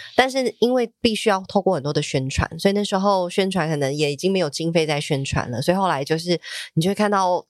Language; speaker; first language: Chinese; native; Chinese